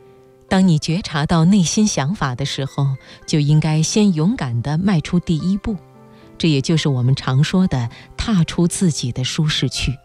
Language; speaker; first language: Chinese; native; Chinese